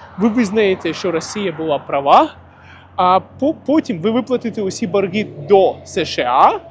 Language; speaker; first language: Ukrainian; non-native, local second language; Russian